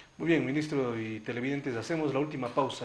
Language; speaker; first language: Spanish; native; Spanish